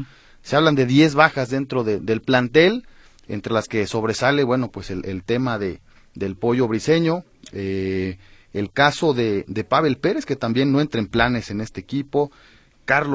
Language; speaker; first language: Spanish; native; Spanish